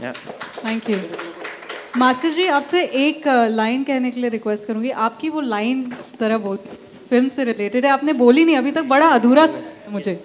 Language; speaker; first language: Hindi; native; Hindi